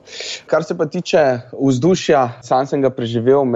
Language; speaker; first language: Slovenian; native; Slovenian